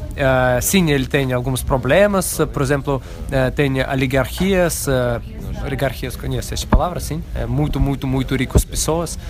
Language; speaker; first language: Portuguese; non-native, learner; Russian